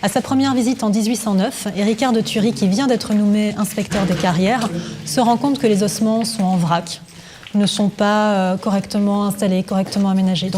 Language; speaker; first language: French; native; French